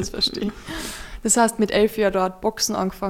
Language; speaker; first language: German; native; German